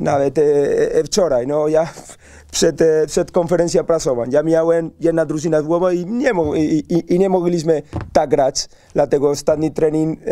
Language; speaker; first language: Polish; non-native, learner; Spanish